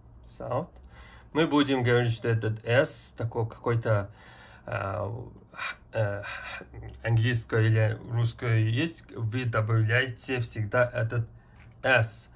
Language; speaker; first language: Russian; non-native, learner; Mongolian